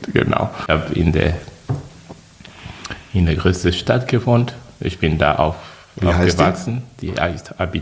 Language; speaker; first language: German; non-native, fluent; French